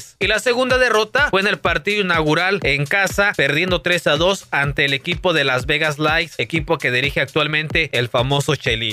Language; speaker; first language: Spanish; native; Spanish